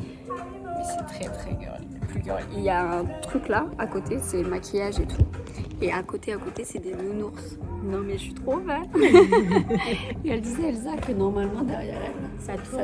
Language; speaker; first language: French; native; French